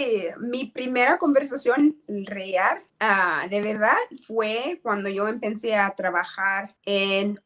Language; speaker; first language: Spanish; non-native, learner; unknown